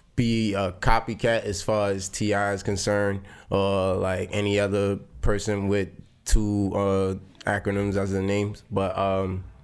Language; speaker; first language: English; native; English